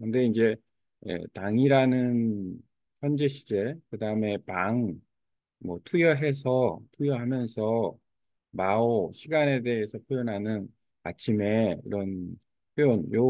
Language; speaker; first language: Korean; native; Korean